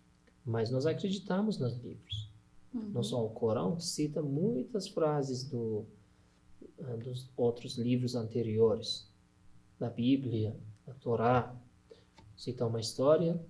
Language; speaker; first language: Portuguese; non-native, learner; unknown